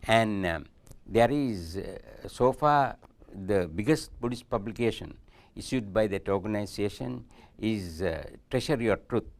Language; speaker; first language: English; non-native, local second language; Sinhala